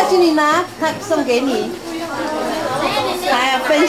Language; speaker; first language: Chinese; native; Chinese